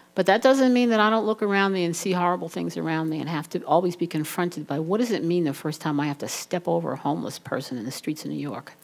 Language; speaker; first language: English; native; English